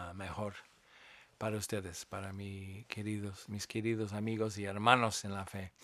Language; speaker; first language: Spanish; non-native, fluent; English